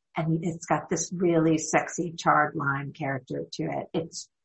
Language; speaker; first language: English; native; English